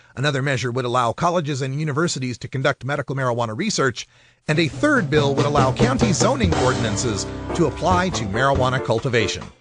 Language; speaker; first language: English; native; English